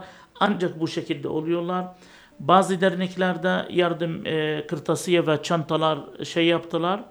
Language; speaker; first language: Turkish; non-native, fluent; Arabic